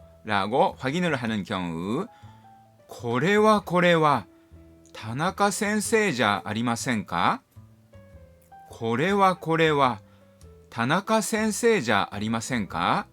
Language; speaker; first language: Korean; non-native, fluent; Japanese